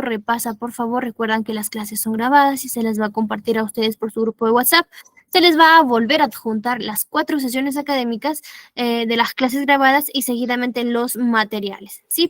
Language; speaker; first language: Spanish; native; Spanish